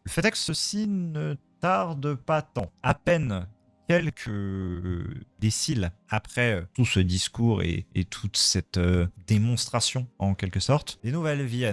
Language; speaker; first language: French; native; French